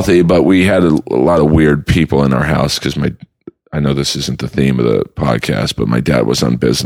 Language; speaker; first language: English; native; English